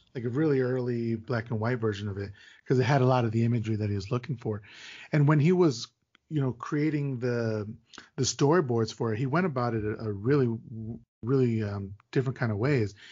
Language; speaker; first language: English; native; English